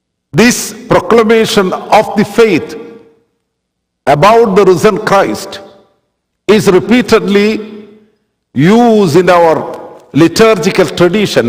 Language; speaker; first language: English; non-native, local second language; Malayalam